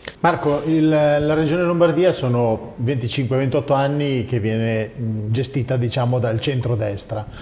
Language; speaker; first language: Italian; native; Italian